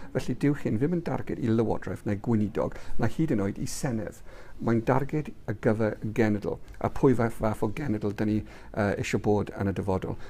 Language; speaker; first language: Welsh; non-native, local second language; English